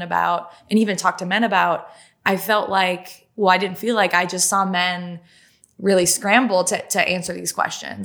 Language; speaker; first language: English; non-native, fluent; French